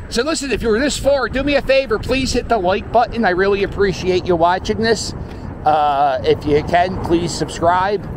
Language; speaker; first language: English; native; English